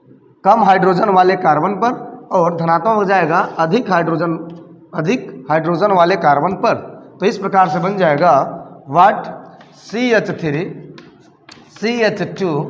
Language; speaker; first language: Hindi; native; Hindi